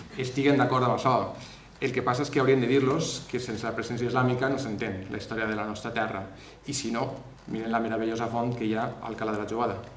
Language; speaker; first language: Catalan; native; Catalan